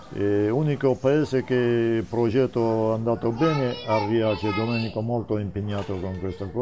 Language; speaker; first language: Italian; non-native, learner; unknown